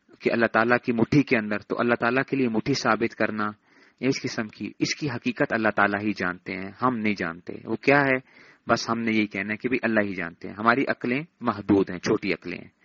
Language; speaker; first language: Urdu; native; Urdu